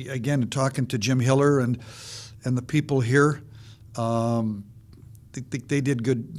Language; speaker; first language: English; native; English